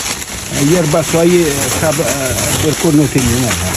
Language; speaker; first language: Spanish; non-native, learner; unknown